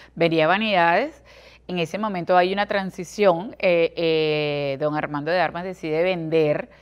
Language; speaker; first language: Spanish; native; Spanish